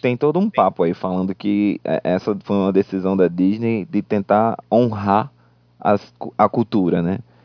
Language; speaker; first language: Portuguese; native; Portuguese